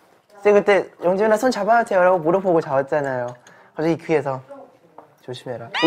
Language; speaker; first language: Korean; non-native, fluent; Thai